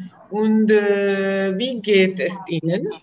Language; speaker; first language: German; non-native, learner; Serbian